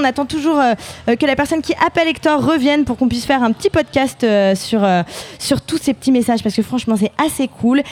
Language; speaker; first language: French; native; French